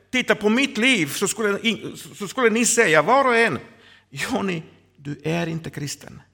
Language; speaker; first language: Swedish; non-native, fluent; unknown